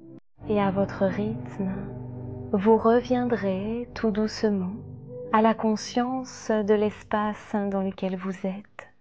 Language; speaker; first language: French; native; French